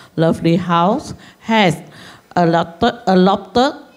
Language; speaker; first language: English; non-native, local second language; Chinese